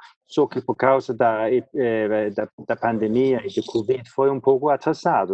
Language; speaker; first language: Portuguese; non-native, fluent; Swedish